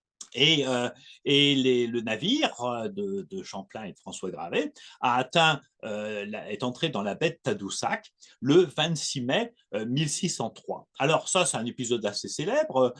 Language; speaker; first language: French; native; French